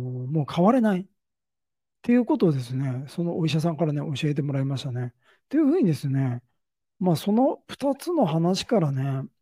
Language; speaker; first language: Japanese; native; Japanese